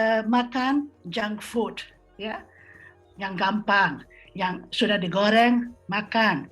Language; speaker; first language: Indonesian; non-native, fluent; Dutch